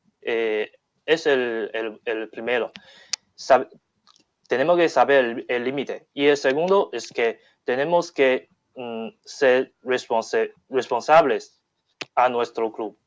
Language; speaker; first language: Spanish; non-native, learner; Chinese